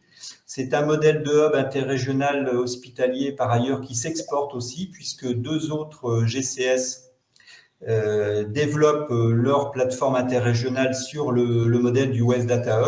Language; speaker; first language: French; native; French